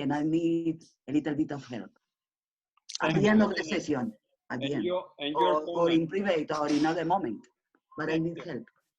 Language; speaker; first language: English; non-native, learner; Spanish